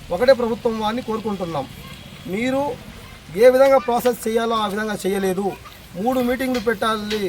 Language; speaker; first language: Telugu; non-native, local second language; Urdu